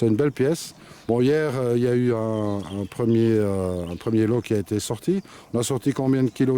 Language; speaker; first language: French; native; French